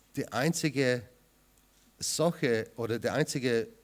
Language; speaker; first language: German; non-native, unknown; English